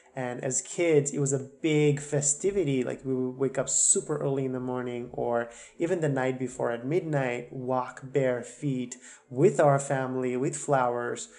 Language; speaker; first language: English; non-native, fluent; Bangla